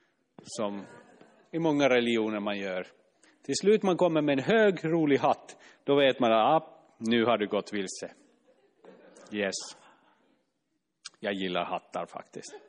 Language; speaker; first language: Swedish; non-native, fluent; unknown